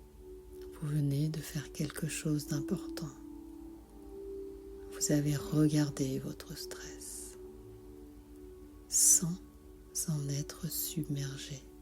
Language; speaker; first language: French; native; French